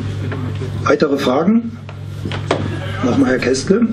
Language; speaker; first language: German; native; German